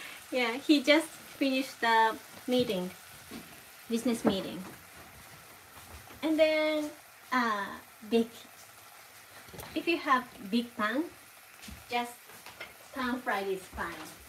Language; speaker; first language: English; non-native, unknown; Japanese